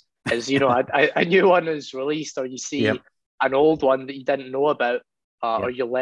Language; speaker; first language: English; native; English